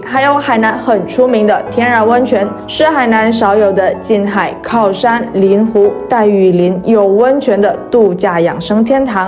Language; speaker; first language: Chinese; native; Chinese